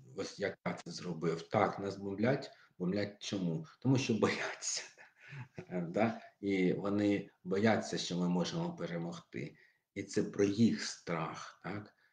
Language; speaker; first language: Ukrainian; non-native, local second language; Russian